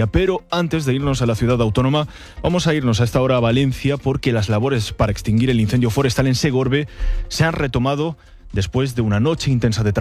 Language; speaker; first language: Spanish; native; Spanish